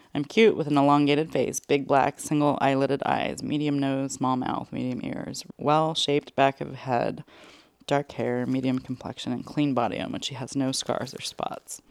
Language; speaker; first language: English; early bilingual, other home language; Korean